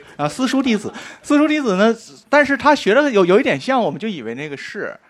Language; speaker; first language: Chinese; native; Chinese